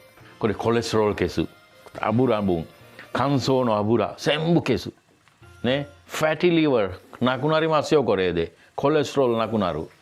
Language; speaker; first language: Japanese; non-native, fluent; Sinhala